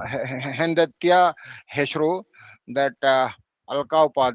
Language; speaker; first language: Kannada; non-native, learner; Hindi